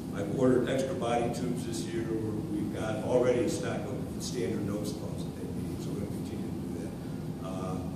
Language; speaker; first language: English; native; English